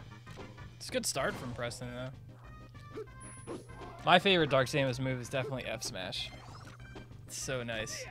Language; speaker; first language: English; native; English